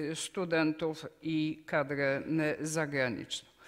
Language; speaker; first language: Polish; native; Polish